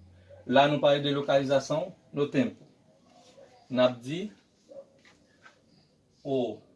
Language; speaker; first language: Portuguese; non-native, learner; Haitian Creole